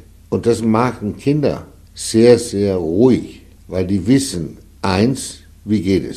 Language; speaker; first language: German; non-native, fluent; Danish